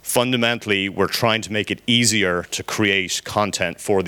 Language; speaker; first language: English; native; English